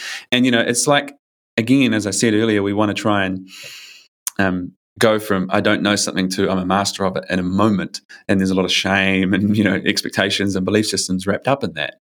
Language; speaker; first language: English; native; English